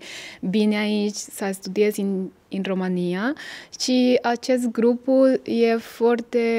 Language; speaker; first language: Romanian; non-native, learner; Spanish